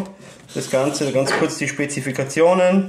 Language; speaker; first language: German; native; German